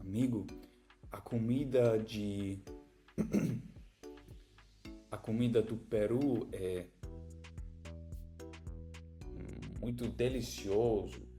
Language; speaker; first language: Portuguese; non-native, learner; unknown